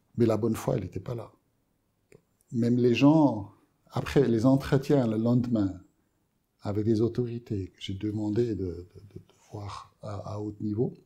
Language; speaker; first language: French; native; French